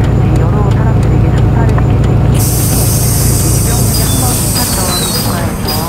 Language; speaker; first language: Korean; native; Korean